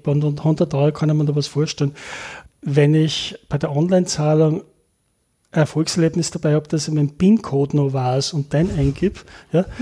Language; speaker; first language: German; native; German